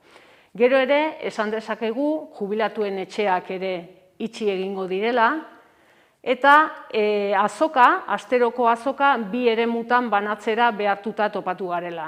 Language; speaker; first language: Basque; native; Basque